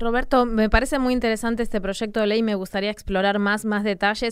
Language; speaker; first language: Spanish; native; Spanish